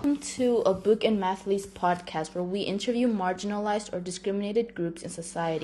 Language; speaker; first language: English; early bilingual, other home language; Spanish